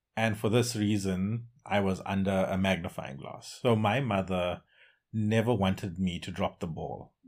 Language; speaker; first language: English; native; English